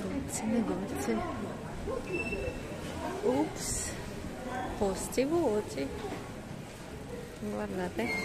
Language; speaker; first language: Italian; non-native, learner; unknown